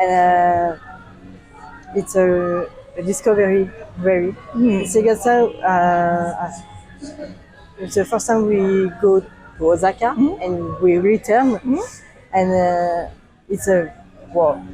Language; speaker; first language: English; non-native, learner; French